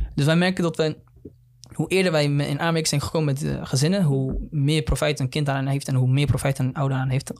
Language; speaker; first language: Dutch; early bilingual, other home language; Somali